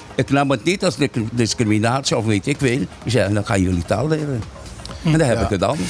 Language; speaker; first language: Dutch; non-native, fluent; Papiamento